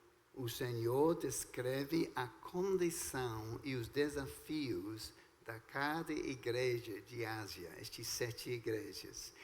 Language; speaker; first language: Portuguese; non-native, fluent; English